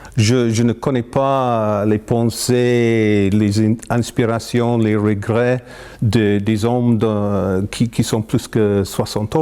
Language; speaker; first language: French; non-native, fluent; English